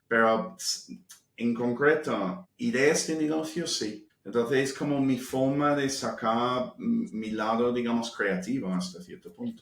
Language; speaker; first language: Spanish; non-native, fluent; English